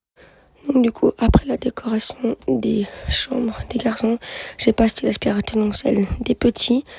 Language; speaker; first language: French; native; French